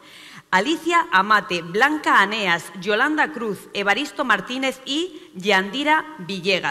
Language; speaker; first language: Spanish; native; Spanish